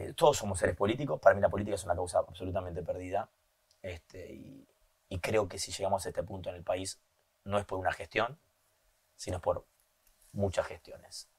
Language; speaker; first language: Spanish; native; Spanish